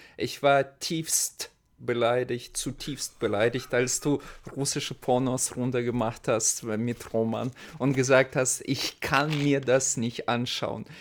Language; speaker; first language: German; non-native, fluent; Russian